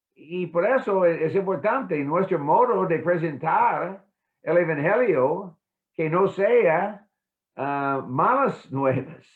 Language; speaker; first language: Spanish; non-native, fluent; English